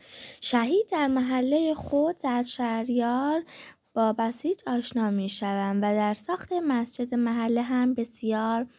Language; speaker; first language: Persian; native; Persian